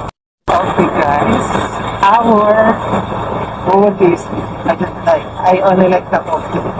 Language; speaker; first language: English; non-native, fluent; Filipino